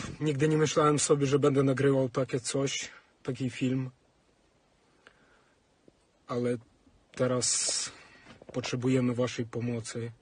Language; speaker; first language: Polish; non-native, fluent; Ukrainian